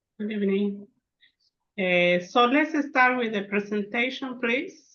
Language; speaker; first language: English; non-native, fluent; Spanish